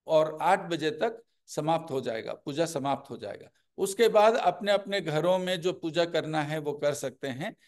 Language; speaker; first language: Hindi; non-native, local second language; Telugu